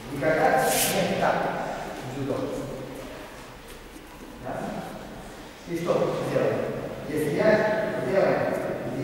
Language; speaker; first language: Russian; non-native, learner; Serbian